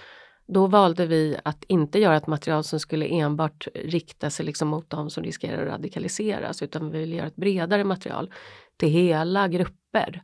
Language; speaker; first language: Swedish; native; Swedish